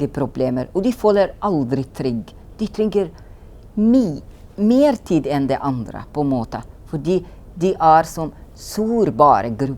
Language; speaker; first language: Norwegian; non-native, learner; Arabic